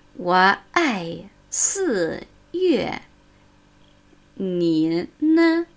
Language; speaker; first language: Chinese; non-native, fluent; German